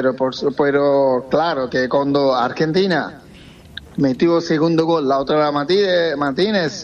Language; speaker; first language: Spanish; non-native, fluent; Bangla